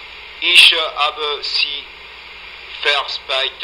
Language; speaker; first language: German; non-native, learner; French